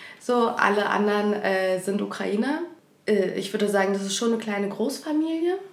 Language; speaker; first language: German; native; German